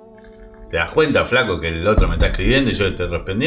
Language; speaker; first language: Spanish; native; Spanish